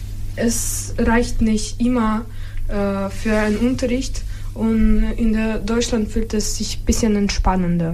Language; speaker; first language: German; non-native, fluent; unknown